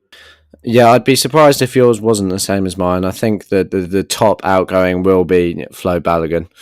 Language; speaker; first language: English; native; English